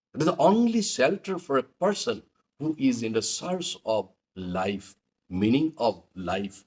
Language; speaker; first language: English; non-native, local second language; Assamese